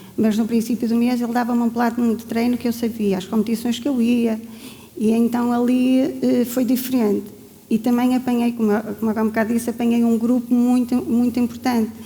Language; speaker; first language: Portuguese; native; Portuguese